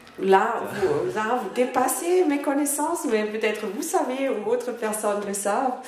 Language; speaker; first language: French; non-native, fluent; German